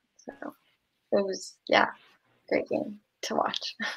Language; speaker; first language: English; native; English